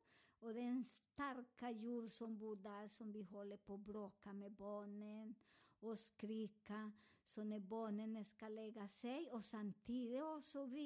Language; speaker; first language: Swedish; non-native, fluent; Spanish